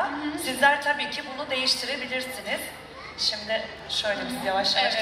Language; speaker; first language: Turkish; native; Turkish